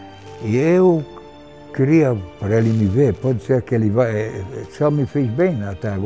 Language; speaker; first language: Portuguese; non-native, fluent; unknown